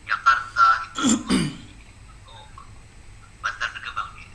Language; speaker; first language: Japanese; non-native, learner; Indonesian